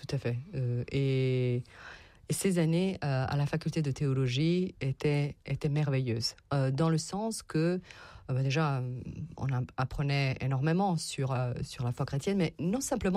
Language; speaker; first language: French; non-native, fluent; Serbian